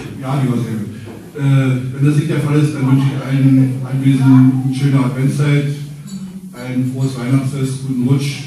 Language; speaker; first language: German; native; German